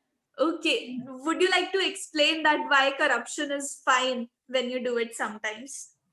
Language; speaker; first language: English; non-native, local second language; Hindi